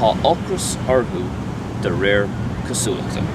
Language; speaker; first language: Irish; non-native, local second language; English